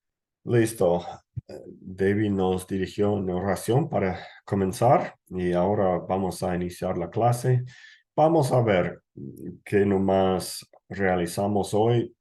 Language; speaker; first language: Spanish; non-native, fluent; English